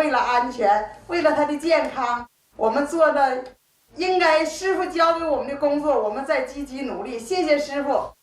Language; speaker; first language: Chinese; native; Chinese